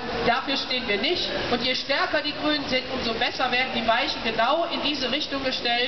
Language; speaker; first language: German; native; German